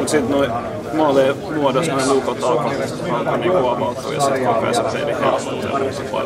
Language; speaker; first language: Finnish; native; Finnish